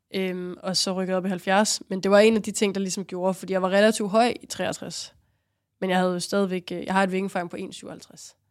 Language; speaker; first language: Danish; native; Danish